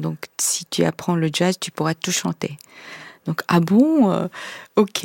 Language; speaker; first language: French; non-native, fluent; Korean